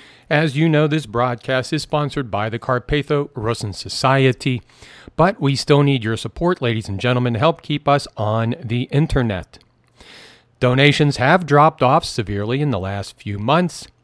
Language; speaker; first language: English; native; English